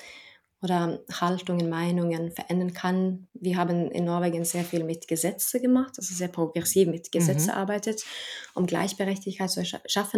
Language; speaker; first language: German; non-native, fluent; Norwegian